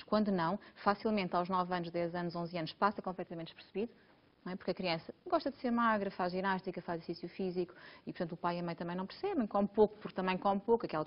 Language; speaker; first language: Portuguese; native; Portuguese